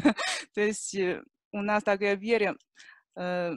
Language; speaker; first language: Russian; non-native, learner; Chinese